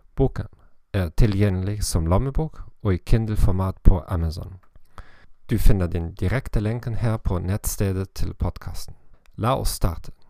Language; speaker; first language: Norwegian; non-native, learner; German